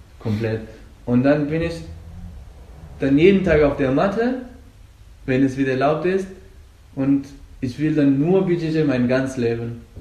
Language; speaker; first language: German; non-native, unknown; Persian